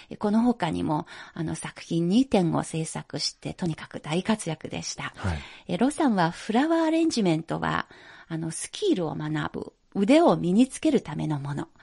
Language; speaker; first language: Japanese; non-native, fluent; Chinese